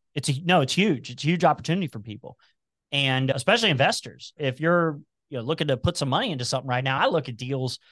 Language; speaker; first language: English; native; English